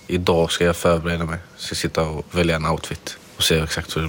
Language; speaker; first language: Swedish; non-native, fluent; Arabic